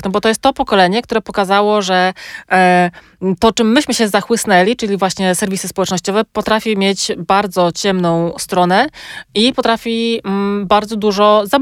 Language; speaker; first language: Polish; native; Polish